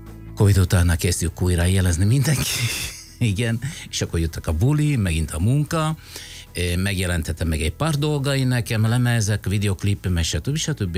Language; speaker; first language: Hungarian; non-native, fluent; Italian